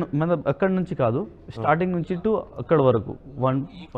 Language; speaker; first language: Telugu; non-native, local second language; Hindi